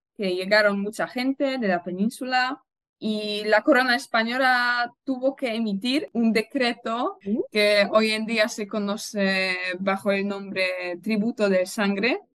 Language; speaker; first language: Spanish; non-native, fluent; Polish